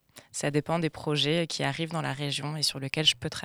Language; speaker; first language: French; native; French